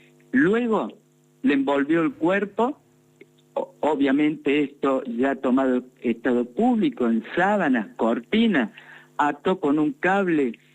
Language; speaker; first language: Spanish; native; Spanish